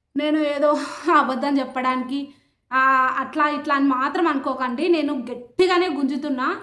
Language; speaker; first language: Telugu; native; Telugu